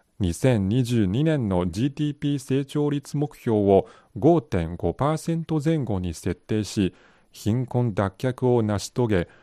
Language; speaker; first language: Japanese; non-native, fluent; Chinese